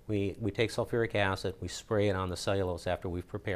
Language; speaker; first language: English; native; English